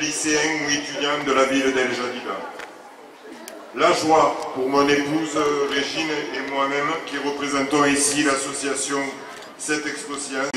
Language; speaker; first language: French; native; French